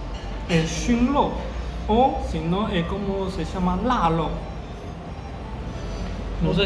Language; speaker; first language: Spanish; non-native, learner; Chinese